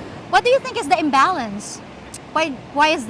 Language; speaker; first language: English; native; English